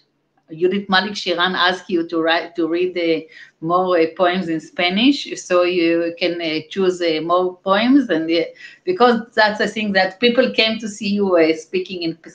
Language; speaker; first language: English; non-native, fluent; Hebrew